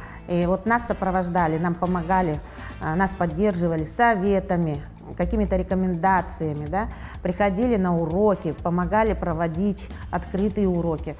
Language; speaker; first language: Russian; native; Russian